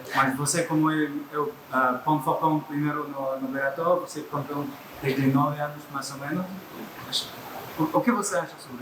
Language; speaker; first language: Portuguese; non-native, learner; French